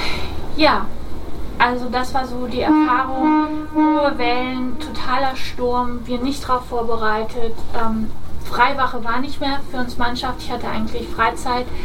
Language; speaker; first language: German; native; German